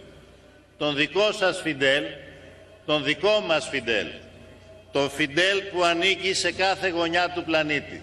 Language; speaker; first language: Greek; native; Greek